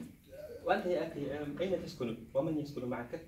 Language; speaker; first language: Arabic; non-native, learner; Somali